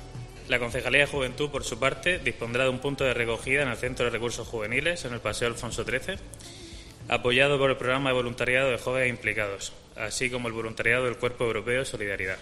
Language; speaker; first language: Spanish; native; Spanish